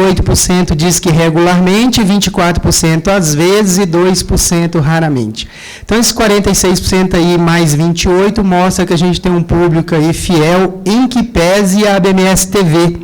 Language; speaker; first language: Portuguese; native; Portuguese